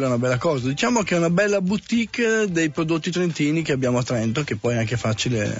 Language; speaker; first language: Italian; native; Italian